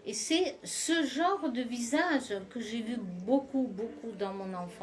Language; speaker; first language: French; non-native, fluent; Russian